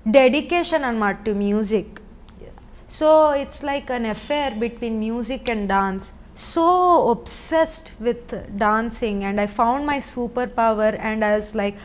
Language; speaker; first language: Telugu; native; Telugu